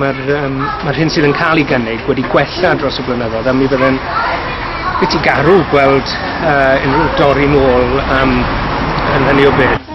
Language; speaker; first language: Welsh; native; Welsh